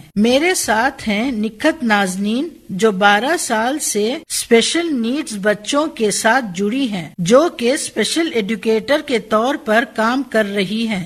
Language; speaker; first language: Urdu; native; Urdu